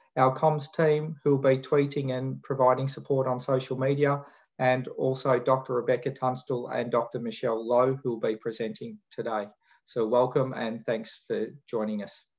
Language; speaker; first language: English; native; English